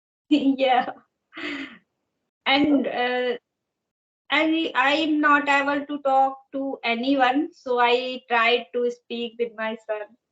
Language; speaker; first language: English; non-native, learner; Hindi